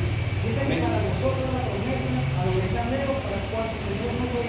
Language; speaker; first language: Spanish; native; Spanish